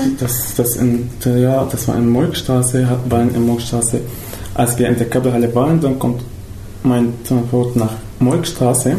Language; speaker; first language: German; non-native, fluent; Arabic